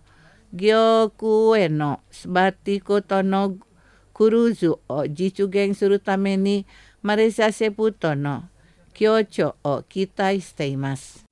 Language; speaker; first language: Japanese; non-native, fluent; Indonesian